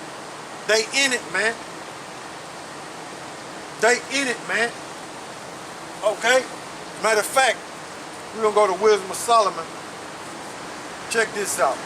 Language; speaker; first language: English; native; English